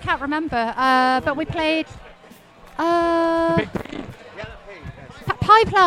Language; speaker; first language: English; native; English